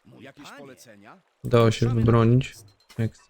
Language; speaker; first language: Polish; native; Polish